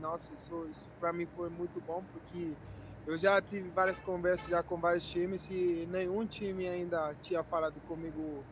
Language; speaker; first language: Portuguese; non-native, fluent; Spanish